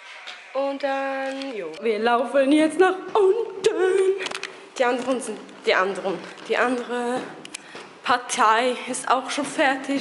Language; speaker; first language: German; early bilingual, other home language; Albanian